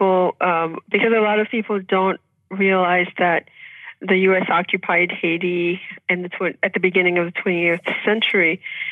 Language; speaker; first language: English; early bilingual, other home language; Haitian Creole